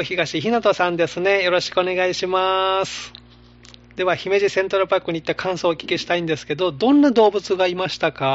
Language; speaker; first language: Japanese; native; Japanese